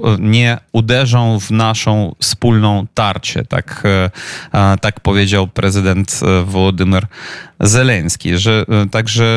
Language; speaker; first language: Polish; non-native, fluent; Ukrainian